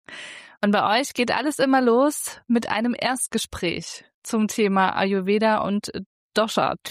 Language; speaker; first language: German; native; German